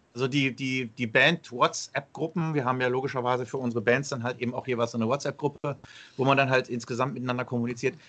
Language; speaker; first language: German; early bilingual, other home language; Arabic